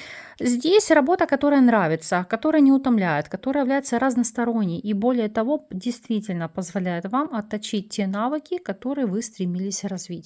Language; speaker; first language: Russian; native; Russian